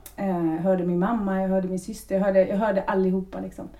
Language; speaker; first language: Swedish; native; Swedish